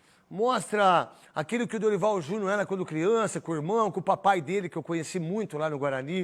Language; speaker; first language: Portuguese; native; Portuguese